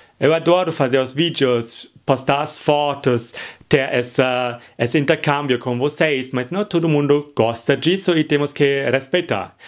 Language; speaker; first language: Portuguese; non-native, fluent; German